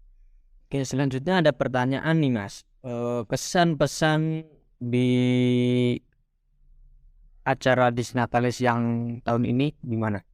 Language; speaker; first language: Indonesian; native; Indonesian